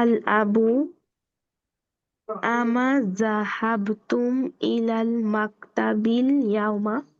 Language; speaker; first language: Arabic; non-native, learner; Bangla